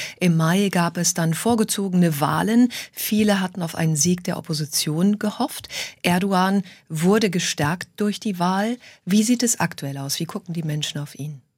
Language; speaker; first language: German; native; German